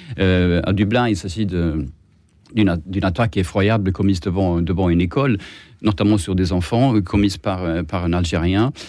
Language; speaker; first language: French; non-native, fluent; Swedish